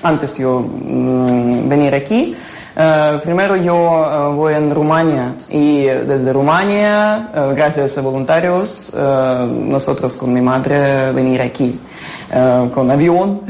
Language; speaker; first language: Spanish; non-native, learner; Ukrainian